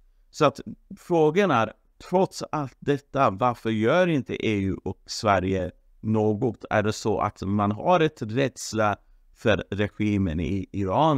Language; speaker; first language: Swedish; non-native, fluent; Persian